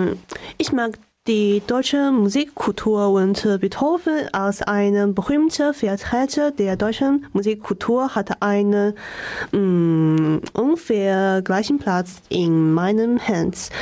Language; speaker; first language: German; non-native, learner; Chinese